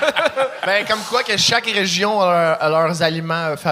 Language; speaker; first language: French; native; French